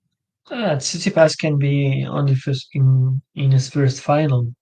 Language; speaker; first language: English; non-native, learner; French